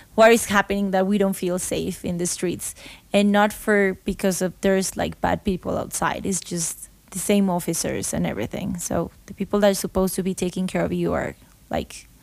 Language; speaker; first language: English; non-native, learner; Spanish